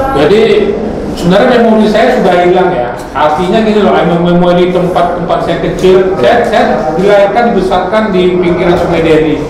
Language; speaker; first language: Indonesian; native; Indonesian